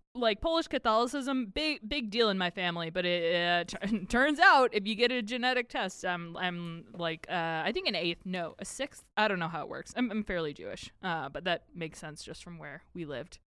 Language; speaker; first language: English; early bilingual, other home language; Polish